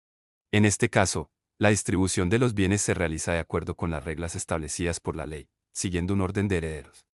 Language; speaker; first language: Spanish; native; Spanish